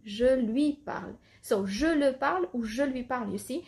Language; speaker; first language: French; native; French